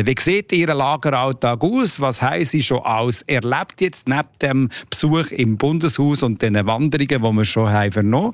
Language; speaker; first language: German; native; German